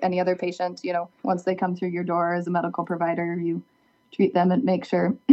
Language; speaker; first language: English; native; English